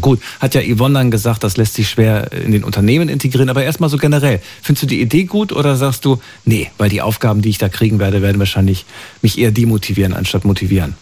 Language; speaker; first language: German; native; German